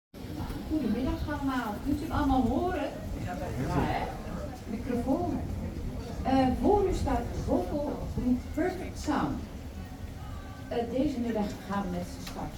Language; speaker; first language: Dutch; native; Dutch